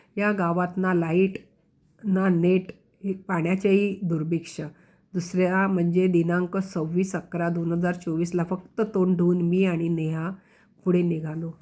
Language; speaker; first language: Marathi; non-native, local second language; Konkani